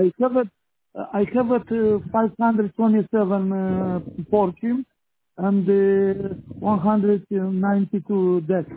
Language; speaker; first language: English; non-native, learner; Romanian